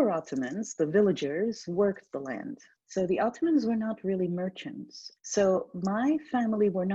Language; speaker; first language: English; non-native, fluent; Turkish